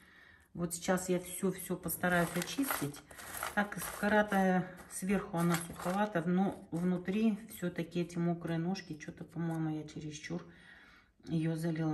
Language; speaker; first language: Russian; native; Russian